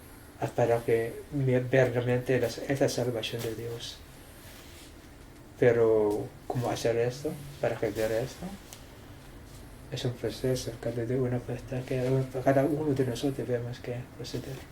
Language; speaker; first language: Spanish; non-native, fluent; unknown